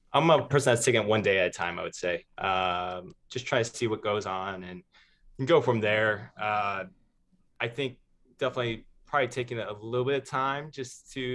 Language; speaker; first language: English; native; English